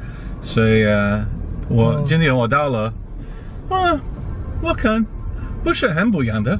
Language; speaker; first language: Chinese; non-native, fluent; English